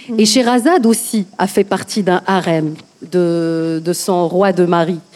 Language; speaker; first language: French; non-native, local second language; Arabic